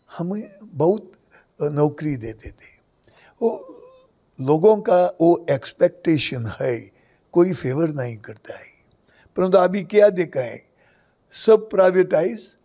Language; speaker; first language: Hindi; non-native, local second language; Konkani